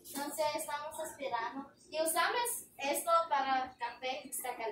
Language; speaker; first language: Spanish; early bilingual, heritage; Spanish